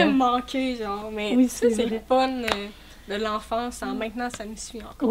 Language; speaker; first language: French; native; French